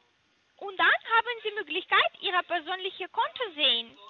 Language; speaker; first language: German; non-native, learner; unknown